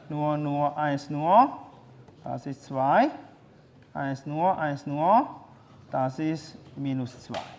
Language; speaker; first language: German; non-native, learner; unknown